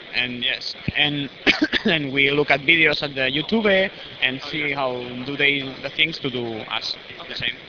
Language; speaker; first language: English; non-native, learner; Spanish